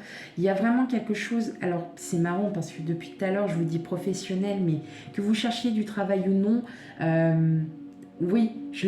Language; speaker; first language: French; native; French